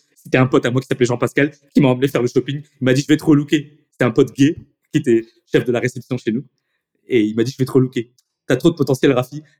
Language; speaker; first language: French; native; French